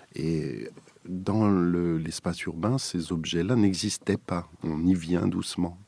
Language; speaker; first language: French; native; French